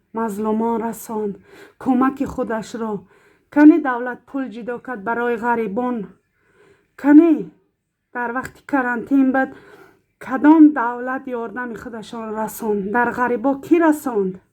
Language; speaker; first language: Tajik; native; Tajik